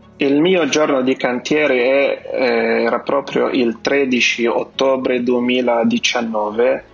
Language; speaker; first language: Italian; non-native, fluent; Arabic